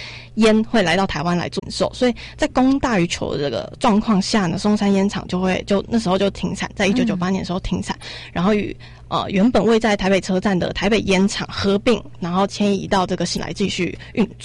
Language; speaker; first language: Chinese; native; Chinese